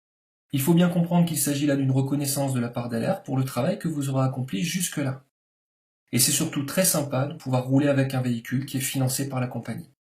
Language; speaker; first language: French; native; French